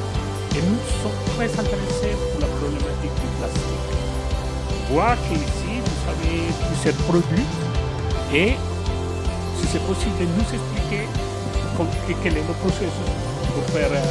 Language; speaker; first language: French; non-native, fluent; Spanish